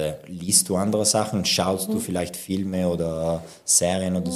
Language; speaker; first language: German; non-native, local second language; Italian